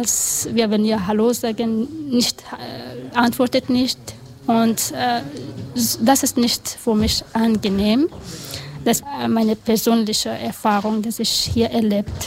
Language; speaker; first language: German; non-native, learner; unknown